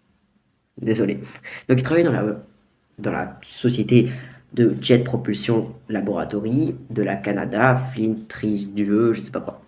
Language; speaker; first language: French; native; French